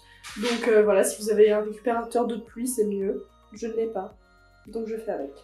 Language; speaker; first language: French; native; French